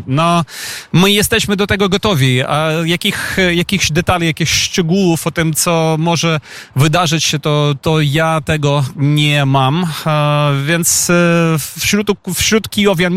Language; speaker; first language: Polish; non-native, fluent; Ukrainian